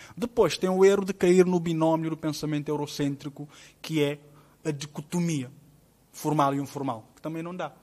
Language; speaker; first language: Portuguese; non-native, local second language; Kabuverdianu